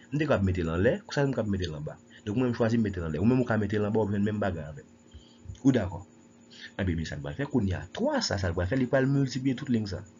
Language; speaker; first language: French; non-native, local second language; Haitian Creole